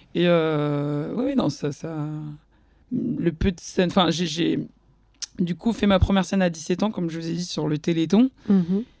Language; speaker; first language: French; native; French